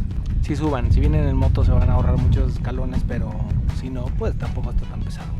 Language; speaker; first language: Spanish; native; Spanish